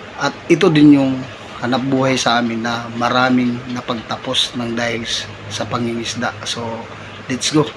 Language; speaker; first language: Filipino; non-native, local second language; Waray